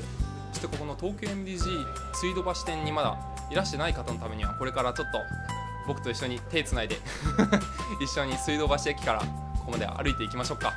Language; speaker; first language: Japanese; early bilingual, heritage; Japanese